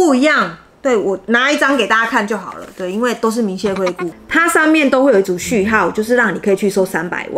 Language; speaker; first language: Chinese; native; Chinese